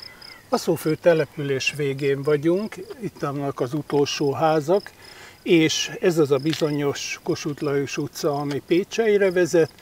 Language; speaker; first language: Hungarian; native; Hungarian